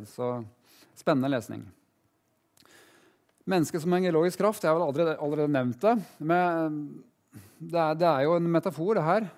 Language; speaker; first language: Norwegian; native; Norwegian